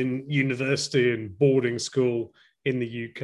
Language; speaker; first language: English; native; English